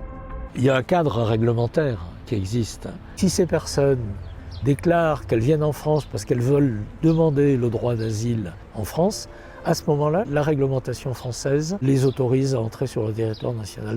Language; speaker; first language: French; native; French